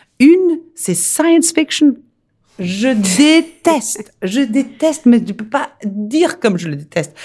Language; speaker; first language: French; non-native, fluent; Danish